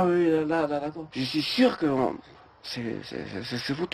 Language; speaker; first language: French; native; French